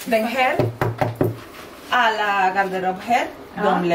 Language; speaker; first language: Swedish; non-native, learner; Spanish